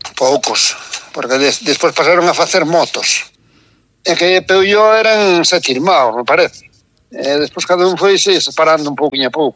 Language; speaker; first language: Galician; native; Galician